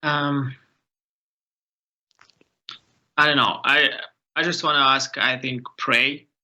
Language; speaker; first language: English; non-native, learner; Ukrainian